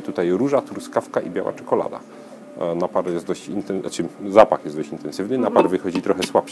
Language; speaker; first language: Polish; native; Polish